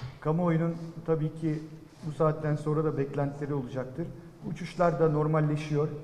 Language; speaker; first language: Turkish; native; Turkish